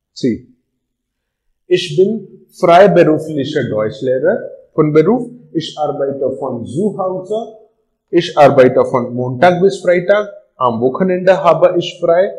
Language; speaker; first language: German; non-native, learner; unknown